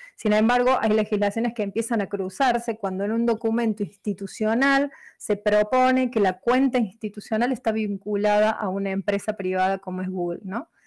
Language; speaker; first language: Spanish; native; Spanish